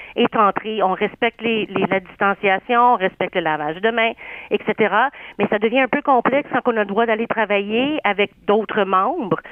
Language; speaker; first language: French; native; French